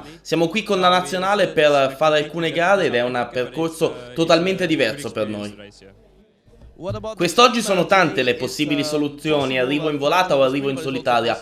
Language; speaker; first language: Italian; native; Italian